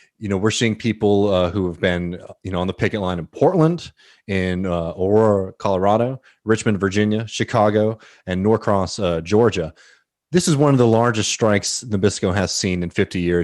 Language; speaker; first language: English; native; English